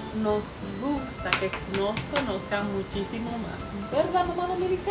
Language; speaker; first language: Spanish; native; Spanish